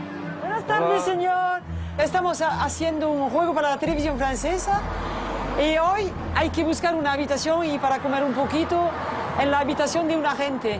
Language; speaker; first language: Spanish; non-native, learner; French